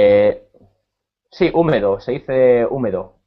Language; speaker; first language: Spanish; native; Spanish